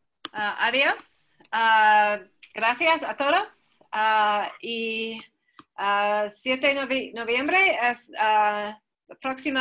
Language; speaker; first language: Spanish; non-native, fluent; English